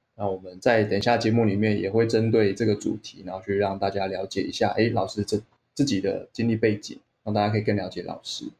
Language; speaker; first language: Chinese; native; Chinese